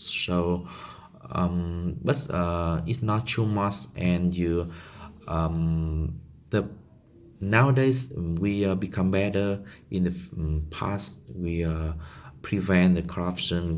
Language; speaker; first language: English; non-native, learner; Vietnamese